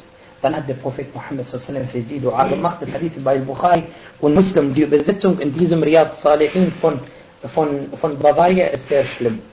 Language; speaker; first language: German; non-native, fluent; Arabic